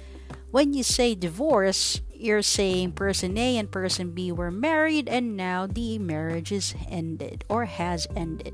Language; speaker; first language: English; non-native, local second language; Filipino